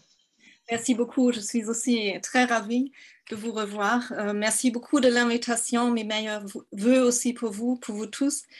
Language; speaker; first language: French; non-native, fluent; German